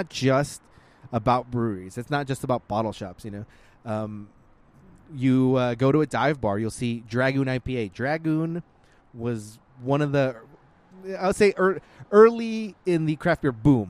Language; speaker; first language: English; early bilingual, other home language; Spanish